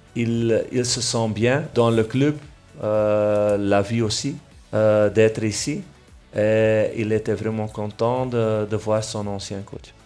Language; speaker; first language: French; non-native, local second language; Dutch